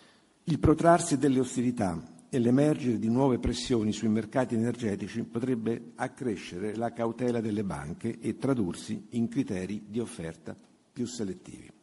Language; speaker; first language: Italian; native; Italian